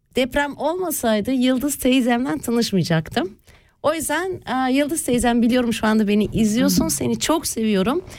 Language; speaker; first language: Turkish; early bilingual, heritage; Turkish